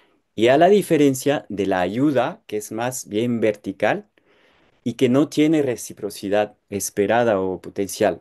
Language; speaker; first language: Spanish; non-native, fluent; French